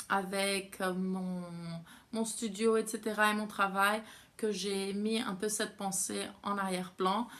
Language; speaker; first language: French; non-native, fluent; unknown